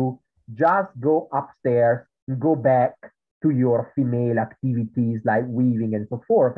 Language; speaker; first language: English; non-native, fluent; Italian